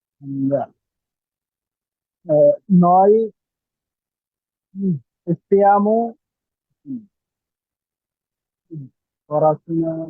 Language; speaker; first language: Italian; non-native, learner; Bangla